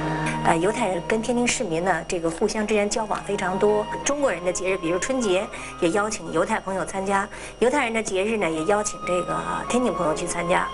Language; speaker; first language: Chinese; native; Chinese